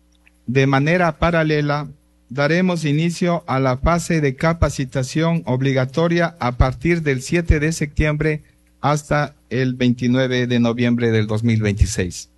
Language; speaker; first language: Spanish; native; Spanish